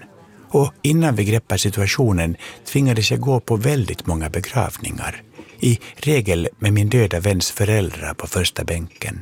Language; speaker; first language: Swedish; native; Swedish